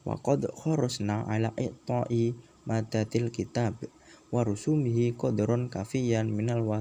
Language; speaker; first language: Arabic; non-native, learner; Indonesian